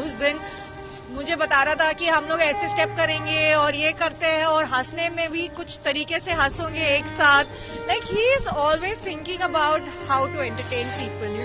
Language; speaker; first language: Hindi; non-native, local second language; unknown